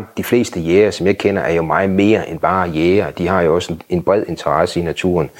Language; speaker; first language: Danish; native; Danish